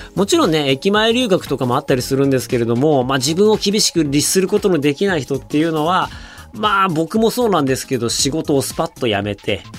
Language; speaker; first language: Japanese; native; Japanese